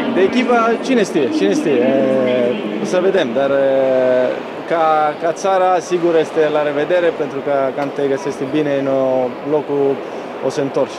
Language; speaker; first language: Romanian; non-native, fluent; Italian